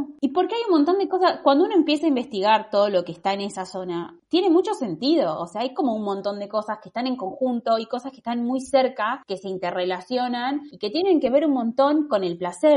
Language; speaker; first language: Spanish; native; Spanish